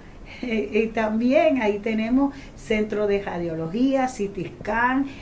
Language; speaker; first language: Spanish; native; Spanish